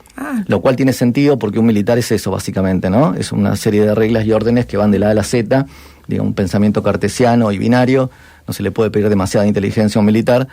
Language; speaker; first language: Spanish; native; Spanish